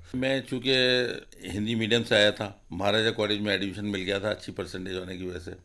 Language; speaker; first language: Hindi; native; Hindi